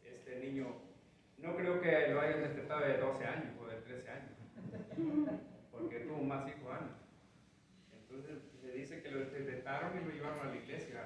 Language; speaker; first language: Spanish; native; Spanish